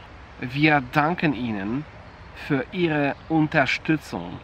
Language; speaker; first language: German; non-native, fluent; Polish